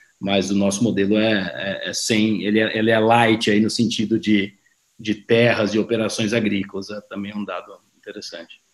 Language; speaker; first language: Portuguese; native; Portuguese